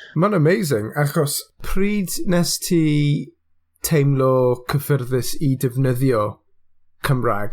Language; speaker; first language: Welsh; non-native, local second language; English